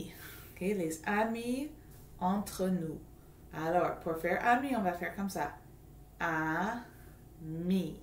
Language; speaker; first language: French; non-native, fluent; English